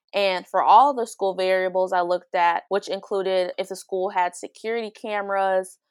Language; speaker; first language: English; native; English